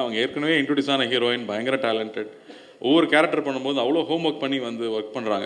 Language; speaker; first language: Tamil; native; Tamil